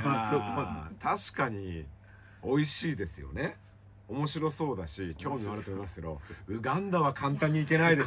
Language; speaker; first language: Japanese; native; Japanese